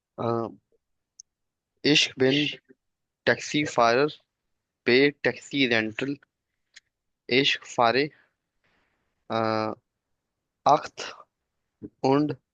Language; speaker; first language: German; non-native, learner; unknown